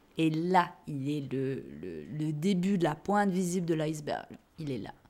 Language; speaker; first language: French; native; French